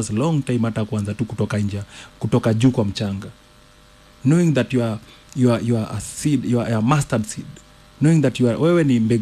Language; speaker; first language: Swahili; native; Swahili